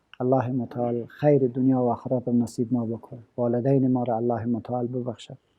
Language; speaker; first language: Persian; native; Persian